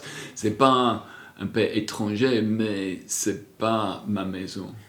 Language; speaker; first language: French; non-native, fluent; English